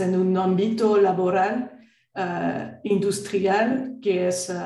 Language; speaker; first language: Spanish; non-native, fluent; French